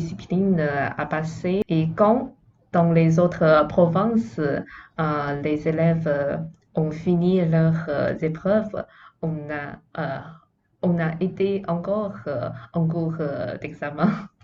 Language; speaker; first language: French; non-native, fluent; Chinese